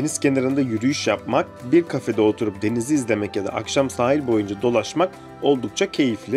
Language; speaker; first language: Turkish; native; Turkish